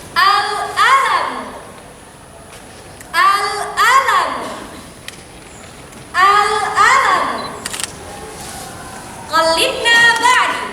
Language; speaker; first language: Arabic; non-native, fluent; Indonesian